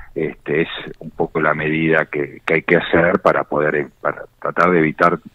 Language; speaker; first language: Spanish; native; Spanish